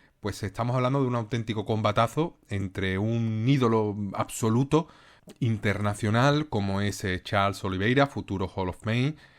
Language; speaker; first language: Spanish; native; Spanish